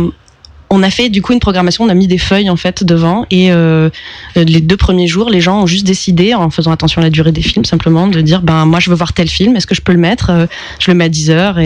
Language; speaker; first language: French; native; French